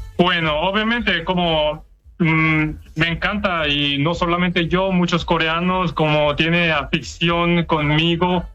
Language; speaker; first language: Spanish; non-native, fluent; Korean